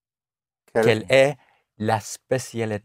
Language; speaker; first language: French; non-native, learner; English